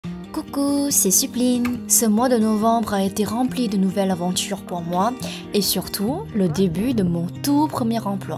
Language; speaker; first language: French; non-native, fluent; Vietnamese